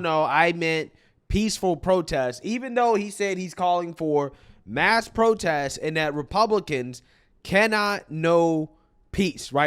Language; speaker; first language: English; native; English